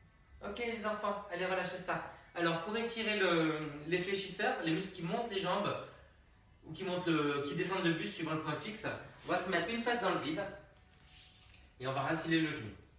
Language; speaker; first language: French; native; French